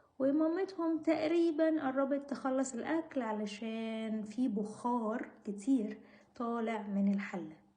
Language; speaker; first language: Egyptian Arabic; native; Egyptian Arabic